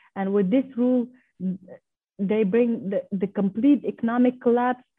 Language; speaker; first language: English; non-native, fluent; Persian